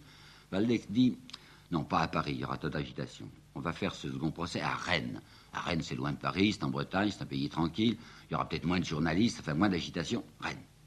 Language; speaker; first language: French; native; French